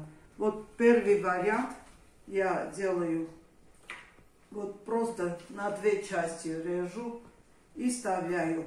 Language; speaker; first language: Russian; non-native, fluent; Armenian